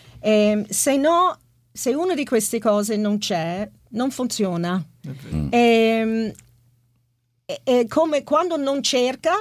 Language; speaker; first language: Italian; non-native, fluent; English